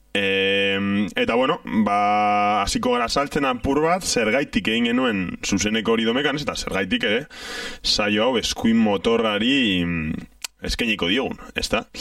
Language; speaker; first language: Basque; native; Basque